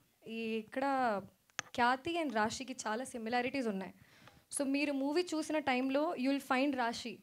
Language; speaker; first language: Telugu; non-native, fluent; Hindi